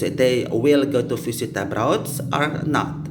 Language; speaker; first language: English; non-native, learner; Indonesian